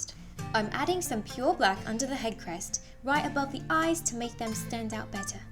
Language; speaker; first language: English; native; English